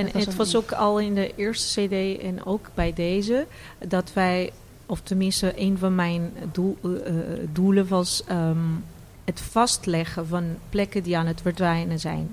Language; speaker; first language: Dutch; non-native, fluent; Portuguese